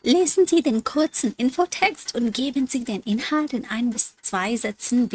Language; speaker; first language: German; non-native, fluent; English